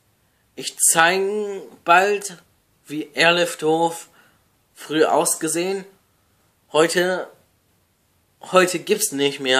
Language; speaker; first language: German; non-native, learner; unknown